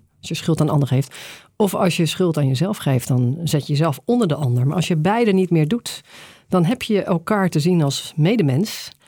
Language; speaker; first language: Dutch; native; Dutch